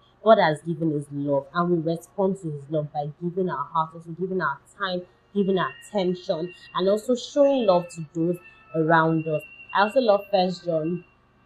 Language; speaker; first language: English; non-native, local second language; Yoruba